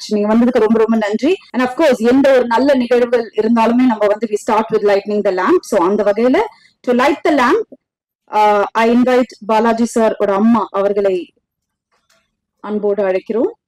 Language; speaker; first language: Tamil; native; Tamil